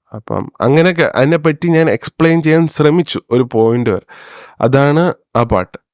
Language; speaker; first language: Malayalam; early bilingual, heritage; Malayalam